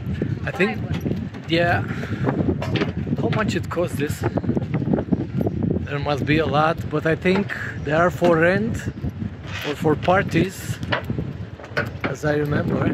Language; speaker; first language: English; non-native, fluent; Romanian